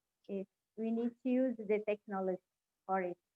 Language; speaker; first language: English; non-native, learner; Portuguese